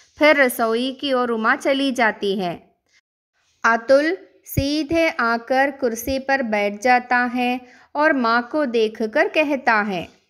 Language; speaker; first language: Hindi; non-native, local second language; Malayalam